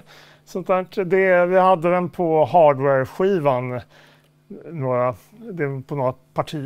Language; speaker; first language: Swedish; native; Swedish